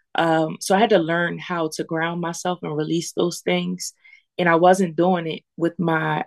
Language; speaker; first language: English; native; English